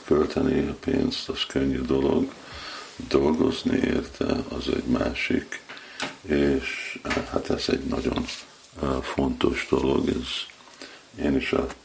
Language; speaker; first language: Hungarian; non-native, fluent; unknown